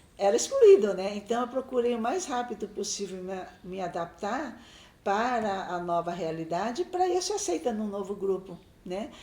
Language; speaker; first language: Portuguese; early bilingual, other home language; Chinese